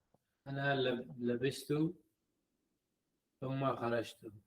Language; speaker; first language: Arabic; non-native, learner; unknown